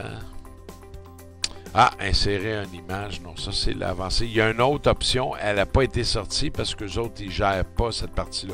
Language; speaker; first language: French; native; French